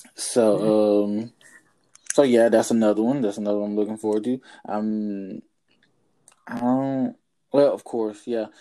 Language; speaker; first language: English; native; English